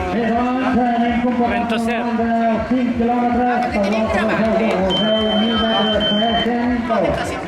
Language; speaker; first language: Catalan; native; Catalan